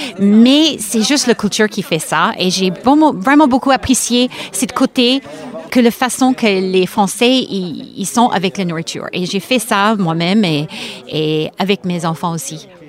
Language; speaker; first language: French; non-native, fluent; English